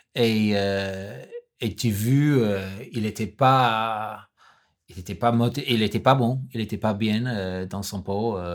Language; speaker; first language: French; non-native, learner; English